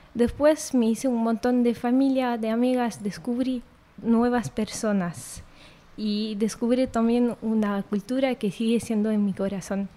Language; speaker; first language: Spanish; non-native, fluent; French